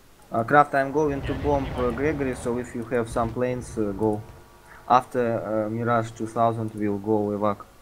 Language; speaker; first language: English; non-native, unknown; Russian